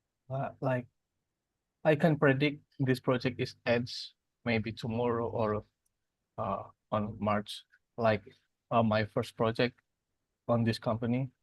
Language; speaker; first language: English; non-native, learner; Indonesian